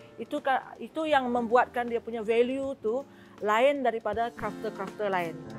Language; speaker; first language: Malay; non-native, local second language; Iban